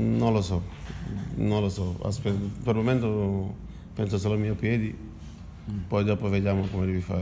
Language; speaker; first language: Italian; non-native, learner; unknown